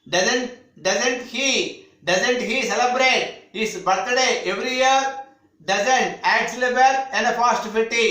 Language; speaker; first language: English; non-native, local second language; Telugu